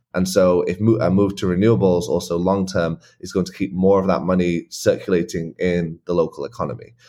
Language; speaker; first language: English; native; English